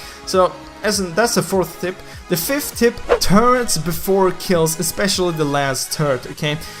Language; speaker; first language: English; non-native, fluent; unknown